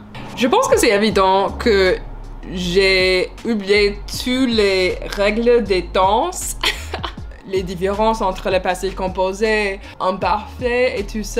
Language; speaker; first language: French; non-native, learner; English